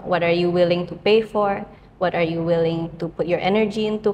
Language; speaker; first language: English; non-native, fluent; Indonesian